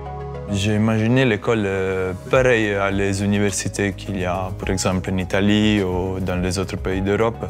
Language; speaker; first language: French; non-native, fluent; Italian